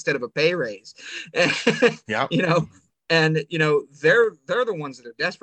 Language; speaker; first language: English; native; English